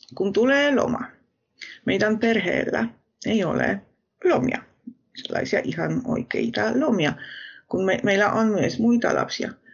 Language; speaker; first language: Finnish; non-native, fluent; Polish